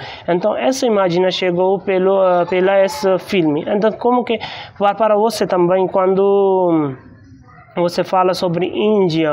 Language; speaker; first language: Portuguese; non-native, learner; Hindi